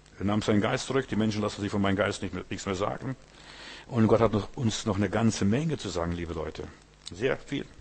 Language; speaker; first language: German; early bilingual, heritage; German